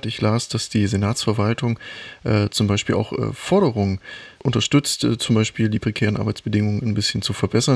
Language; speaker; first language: German; native; German